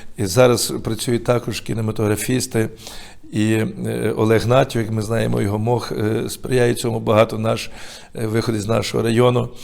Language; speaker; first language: Ukrainian; native; Ukrainian